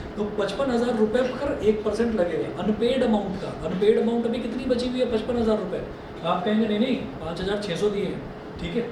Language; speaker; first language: Hindi; native; Hindi